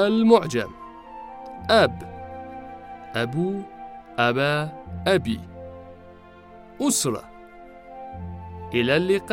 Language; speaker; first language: Arabic; non-native, fluent; Persian